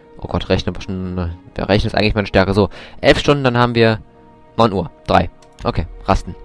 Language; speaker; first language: German; native; German